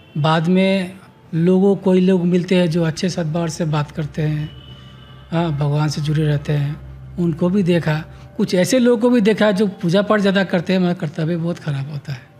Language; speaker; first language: Hindi; non-native, local second language; Bhojpuri